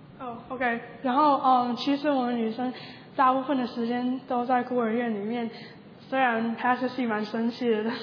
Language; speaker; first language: Chinese; early bilingual, heritage; Chinese